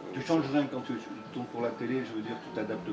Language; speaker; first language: French; native; French